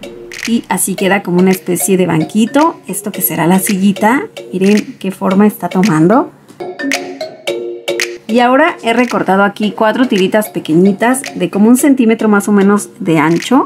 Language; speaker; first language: Spanish; native; Spanish